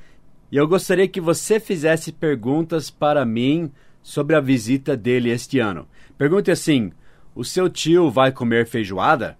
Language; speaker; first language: Portuguese; non-native, fluent; English